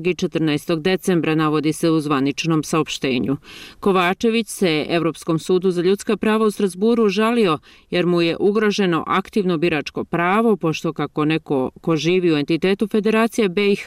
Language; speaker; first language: Croatian; native; Croatian